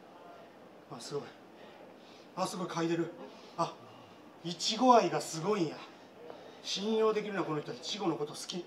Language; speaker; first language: Japanese; native; Japanese